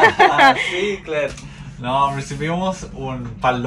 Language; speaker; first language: Spanish; non-native, fluent; English